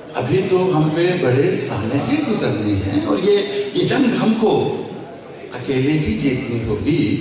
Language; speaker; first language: Urdu; native; Urdu